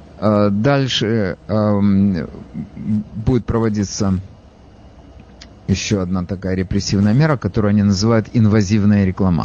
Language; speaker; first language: Russian; native; Russian